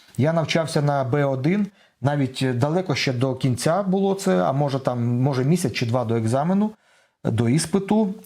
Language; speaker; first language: Ukrainian; non-native, local second language; Russian